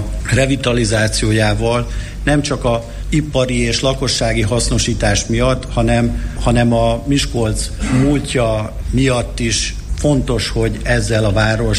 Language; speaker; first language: Hungarian; native; Hungarian